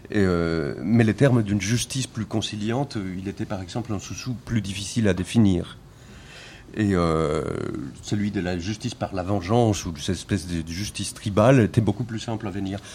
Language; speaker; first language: French; non-native, fluent; Spanish